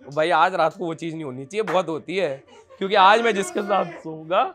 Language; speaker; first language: Hindi; non-native, local second language; Odia